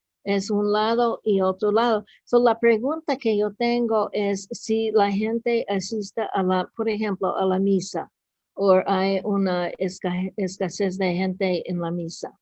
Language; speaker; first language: Spanish; non-native, fluent; English